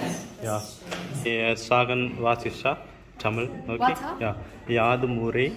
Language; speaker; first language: German; non-native, learner; Tamil